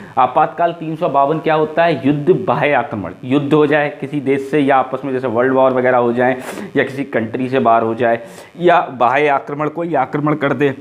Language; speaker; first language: Hindi; native; Hindi